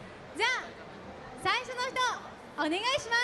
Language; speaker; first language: Japanese; native; Japanese